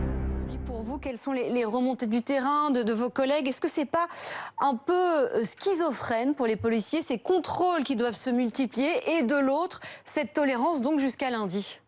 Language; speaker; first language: French; native; French